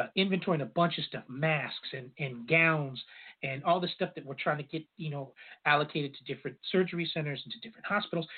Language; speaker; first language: English; native; English